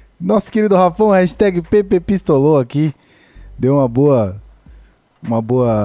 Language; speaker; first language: Portuguese; native; Portuguese